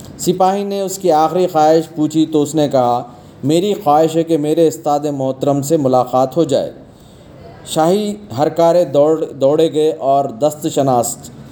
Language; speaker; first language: Urdu; native; Urdu